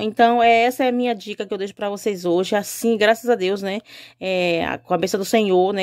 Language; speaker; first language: Portuguese; native; Portuguese